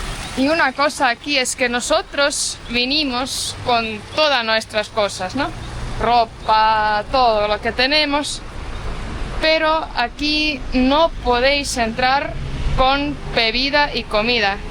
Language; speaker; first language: Spanish; non-native, fluent; Portuguese